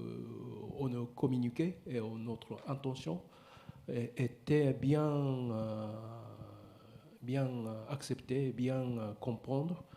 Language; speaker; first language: French; non-native, learner; Japanese